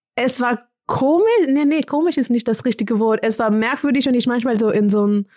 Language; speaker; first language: German; non-native, fluent; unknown